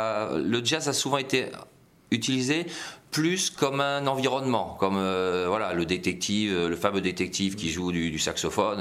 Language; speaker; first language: French; native; French